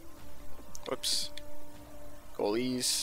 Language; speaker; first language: English; native; English